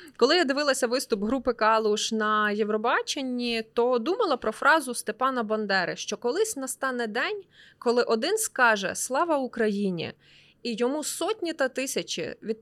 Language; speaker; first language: Ukrainian; native; Ukrainian